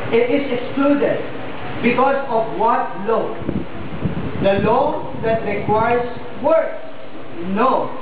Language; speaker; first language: English; non-native, local second language; Filipino